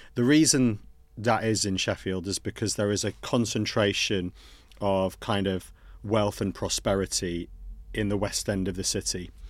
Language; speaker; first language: English; native; English